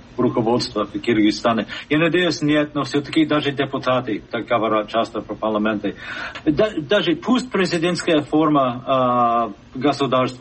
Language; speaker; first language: Russian; non-native, fluent; English